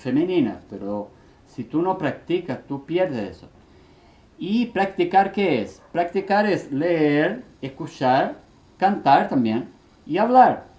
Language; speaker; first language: Spanish; early bilingual, heritage; Spanish